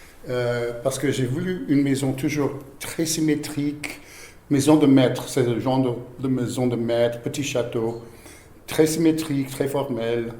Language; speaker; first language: French; non-native, fluent; English